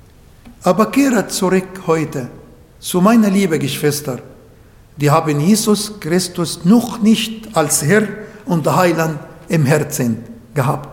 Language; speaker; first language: German; non-native, learner; Arabic